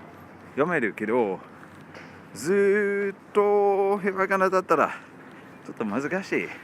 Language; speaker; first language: Japanese; non-native, learner; English